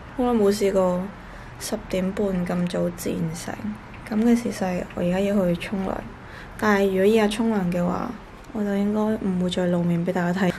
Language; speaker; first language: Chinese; non-native, local second language; Cantonese